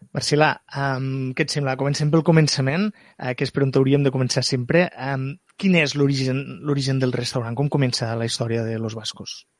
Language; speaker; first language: Catalan; native; Catalan